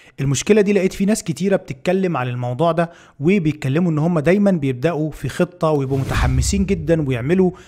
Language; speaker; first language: Arabic; native; Arabic